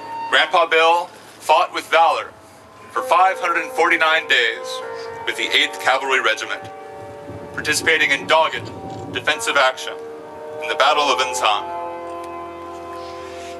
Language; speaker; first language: English; native; English